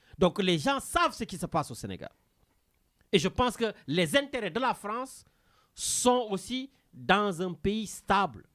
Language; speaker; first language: French; non-native, local second language; Wolof